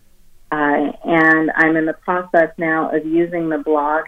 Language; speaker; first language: English; native; English